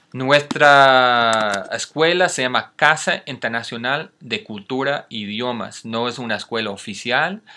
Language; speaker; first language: Spanish; non-native, fluent; English